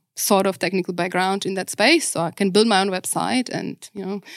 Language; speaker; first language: English; non-native, fluent; Czech